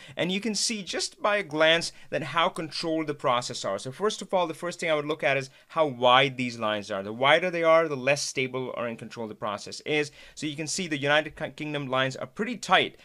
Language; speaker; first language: English; non-native, local second language; Hindi